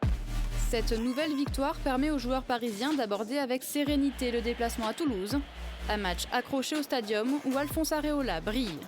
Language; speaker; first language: French; native; French